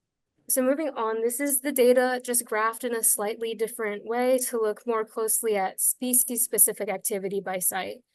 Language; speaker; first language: English; native; English